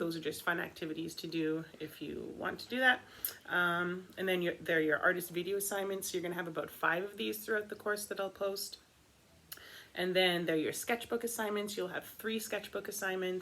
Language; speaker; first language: English; native; English